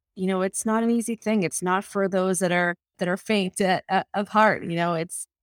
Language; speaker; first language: English; early bilingual, other home language; Spanish